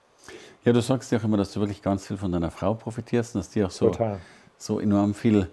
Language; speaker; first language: German; native; German